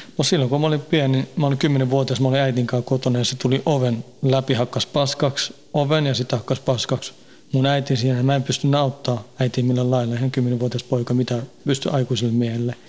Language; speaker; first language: Finnish; early bilingual, heritage; Finnish